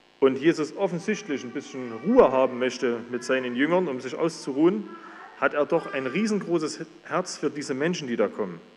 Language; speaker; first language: German; native; German